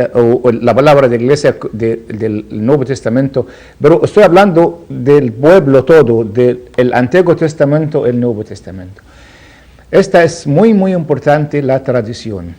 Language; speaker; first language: Spanish; non-native, learner; Arabic